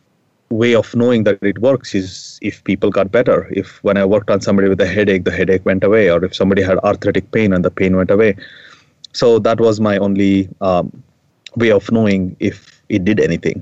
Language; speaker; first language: English; non-native, local second language; Kannada